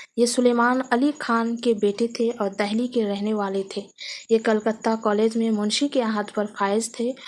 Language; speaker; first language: Urdu; native; Urdu